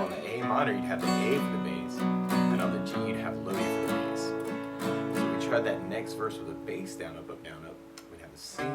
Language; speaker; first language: English; native; English